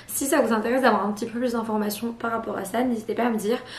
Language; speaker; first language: French; native; French